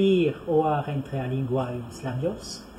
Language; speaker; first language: Portuguese; non-native, fluent; French